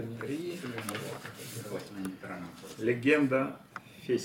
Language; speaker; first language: Russian; native; Russian